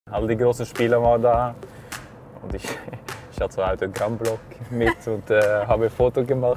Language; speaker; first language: German; non-native, fluent; Norwegian